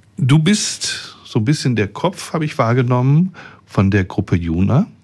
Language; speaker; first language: German; native; German